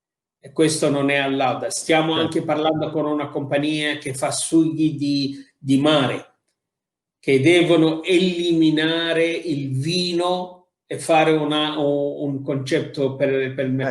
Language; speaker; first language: Italian; non-native, fluent; Arabic